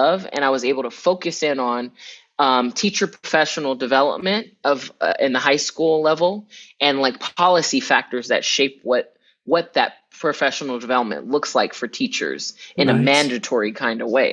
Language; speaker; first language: English; native; English